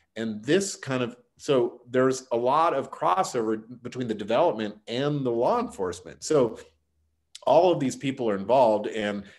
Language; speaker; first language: English; native; English